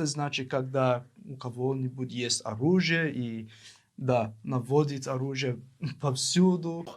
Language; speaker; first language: Russian; non-native, learner; English